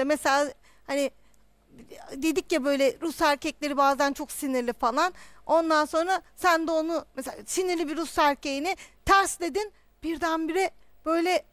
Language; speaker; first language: Turkish; native; Turkish